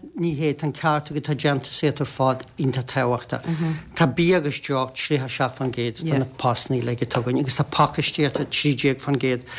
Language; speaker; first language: Irish; native; Irish